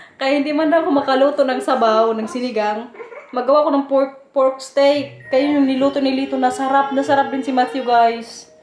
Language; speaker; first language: Filipino; non-native, local second language; Waray